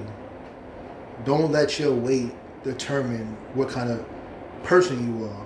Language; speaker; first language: English; native; English